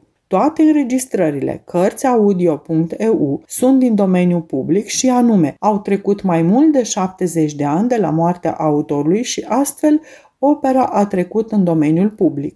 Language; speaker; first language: Romanian; native; Romanian